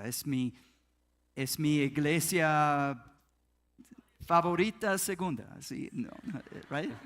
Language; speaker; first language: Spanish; non-native, learner; English